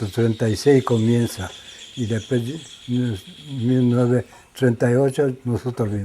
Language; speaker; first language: Spanish; non-native, learner; Japanese